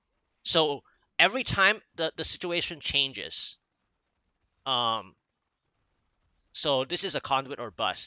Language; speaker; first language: English; native; English